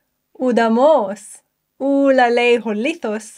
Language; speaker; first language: Greek; non-native, fluent; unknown